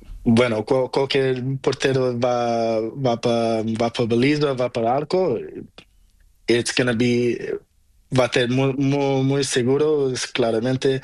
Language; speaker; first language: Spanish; non-native, learner; Portuguese